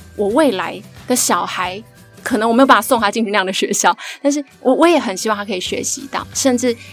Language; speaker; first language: Chinese; native; Chinese